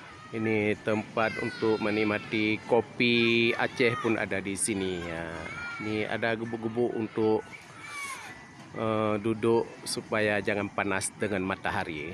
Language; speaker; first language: Indonesian; non-native, local second language; Achinese